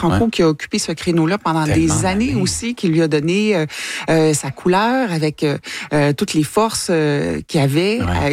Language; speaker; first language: French; native; French